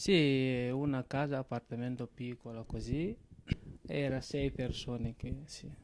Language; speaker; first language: Italian; non-native, learner; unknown